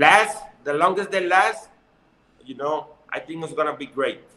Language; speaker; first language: English; non-native, learner; Spanish